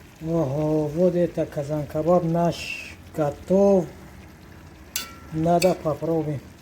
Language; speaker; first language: Russian; non-native, learner; Tajik